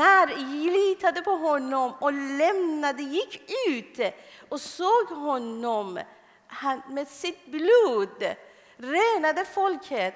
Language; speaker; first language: Swedish; non-native, fluent; Persian